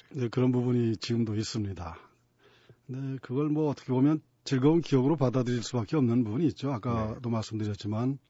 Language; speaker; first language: Korean; native; Korean